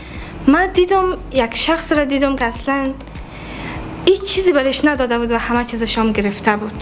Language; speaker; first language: Persian; native; Persian